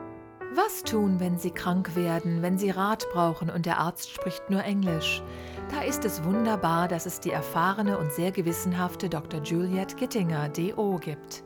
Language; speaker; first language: German; native; German